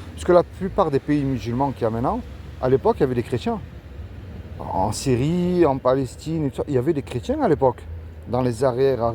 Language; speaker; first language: French; native; French